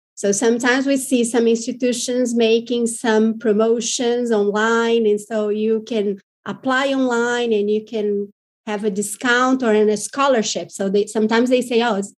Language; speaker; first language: English; non-native, fluent; Portuguese